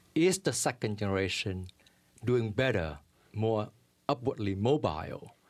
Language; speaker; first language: English; early bilingual, other home language; Vietnamese